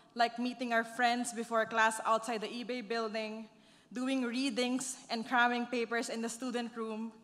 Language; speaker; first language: English; non-native, local second language; Filipino